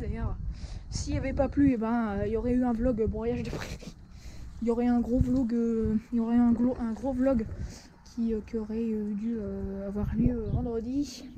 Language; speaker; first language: French; native; French